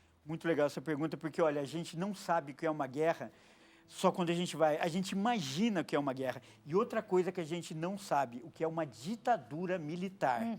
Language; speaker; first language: Portuguese; native; Portuguese